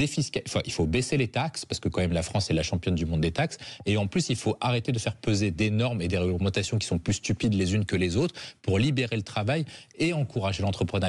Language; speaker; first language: French; native; French